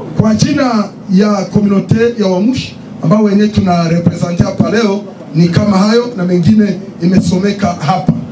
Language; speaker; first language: Swahili; non-native, local second language; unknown